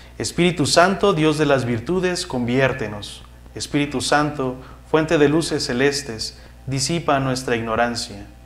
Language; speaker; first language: Spanish; native; Spanish